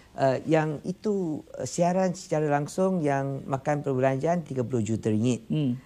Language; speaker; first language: Malay; non-native, local second language; Chinese